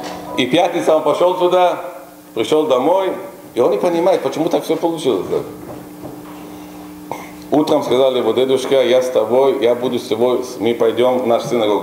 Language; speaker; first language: Russian; non-native, local second language; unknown